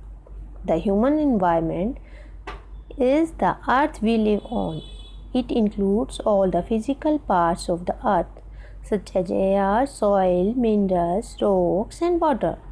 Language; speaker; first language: English; non-native, local second language; Hindi